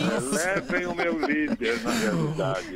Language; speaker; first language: Portuguese; native; Portuguese